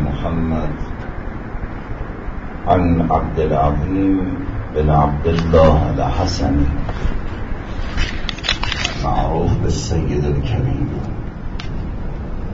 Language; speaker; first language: Arabic; non-native, fluent; Persian